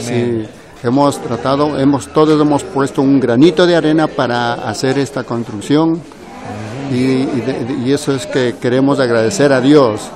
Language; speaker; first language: Spanish; native; Spanish